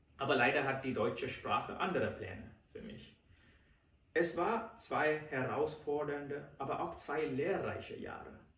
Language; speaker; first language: German; non-native, fluent; Telugu